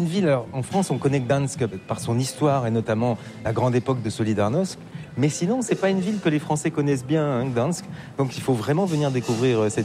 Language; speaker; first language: French; native; French